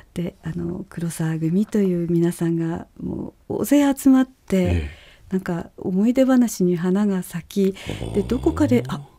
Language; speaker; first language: Japanese; native; Japanese